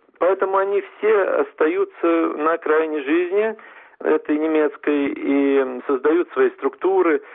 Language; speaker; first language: Russian; non-native, local second language; German